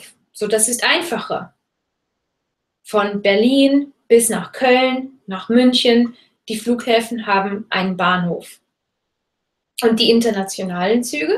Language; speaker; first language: German; non-native, fluent; English